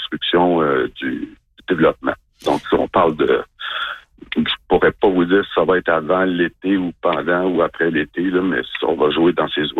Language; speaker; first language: French; native; French